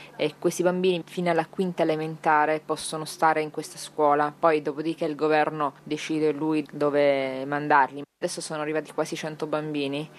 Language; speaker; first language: Italian; native; Italian